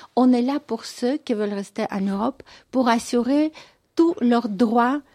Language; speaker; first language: French; non-native, fluent; Russian